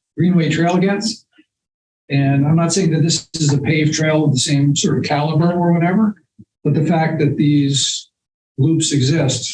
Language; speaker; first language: English; native; English